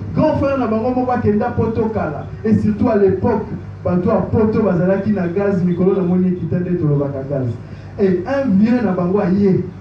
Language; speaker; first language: Lingala; native; Lingala